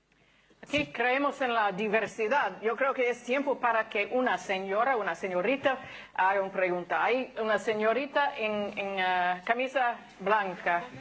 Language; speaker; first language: Spanish; non-native, fluent; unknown